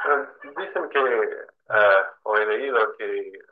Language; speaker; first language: Spanish; non-native, fluent; English